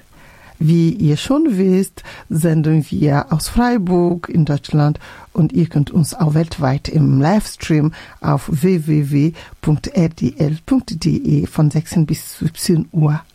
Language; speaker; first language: German; non-native, fluent; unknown